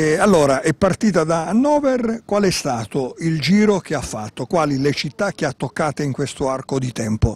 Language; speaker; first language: Italian; native; Italian